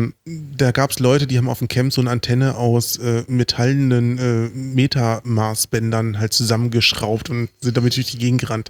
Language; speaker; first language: German; native; German